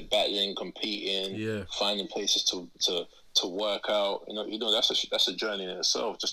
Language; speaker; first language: English; native; English